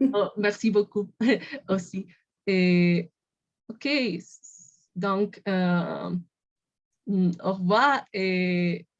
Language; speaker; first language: French; non-native, learner; Spanish